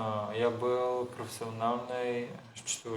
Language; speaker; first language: Russian; non-native, learner; Bulgarian